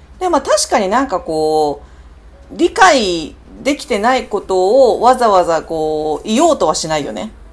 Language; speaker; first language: Japanese; native; Japanese